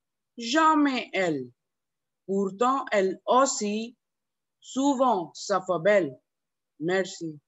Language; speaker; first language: French; non-native, learner; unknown